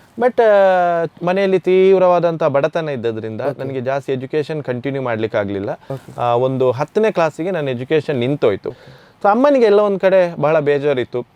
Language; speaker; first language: Kannada; native; Kannada